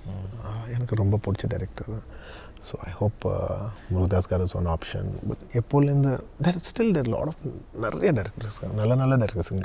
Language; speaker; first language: Tamil; non-native, local second language; Telugu